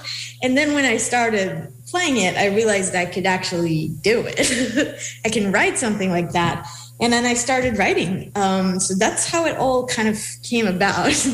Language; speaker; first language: English; non-native, fluent; Hebrew